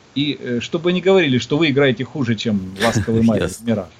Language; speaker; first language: Russian; native; Russian